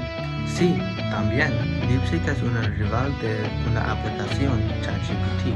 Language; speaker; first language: Spanish; non-native, learner; English